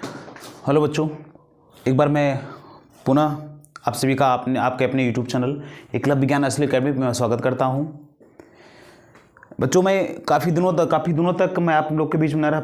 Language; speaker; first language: Hindi; native; Hindi